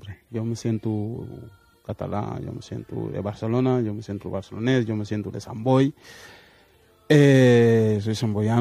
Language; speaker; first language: Catalan; non-native, learner; Wolof